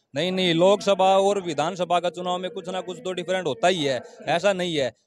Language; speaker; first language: Hindi; native; Hindi